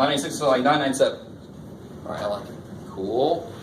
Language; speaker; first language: English; native; English